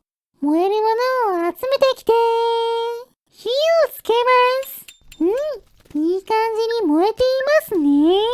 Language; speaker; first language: Japanese; native; Japanese